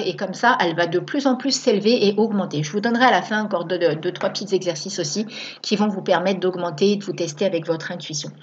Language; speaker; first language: French; native; French